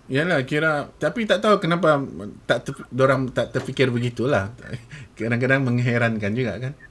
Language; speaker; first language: Malay; native; Malay